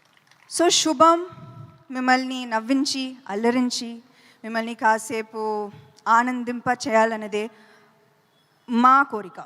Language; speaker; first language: Telugu; non-native, fluent; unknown